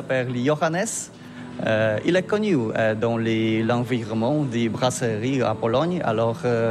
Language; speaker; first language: French; non-native, learner; Polish